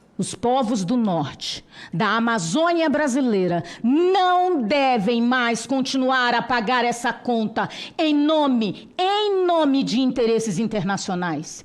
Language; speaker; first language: Portuguese; non-native, local second language; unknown